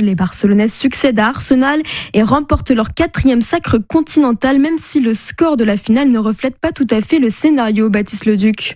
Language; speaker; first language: French; native; French